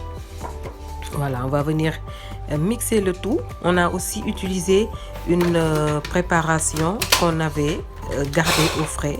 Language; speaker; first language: French; non-native, local second language; Wolof